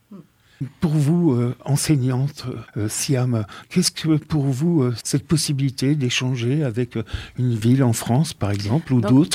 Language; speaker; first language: French; native; French